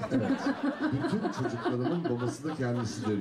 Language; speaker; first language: Turkish; native; Turkish